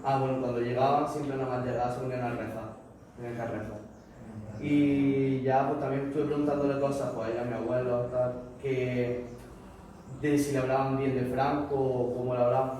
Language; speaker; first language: Spanish; native; Spanish